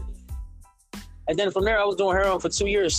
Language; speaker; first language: English; native; English